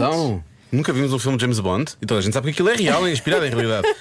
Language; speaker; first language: Portuguese; native; Portuguese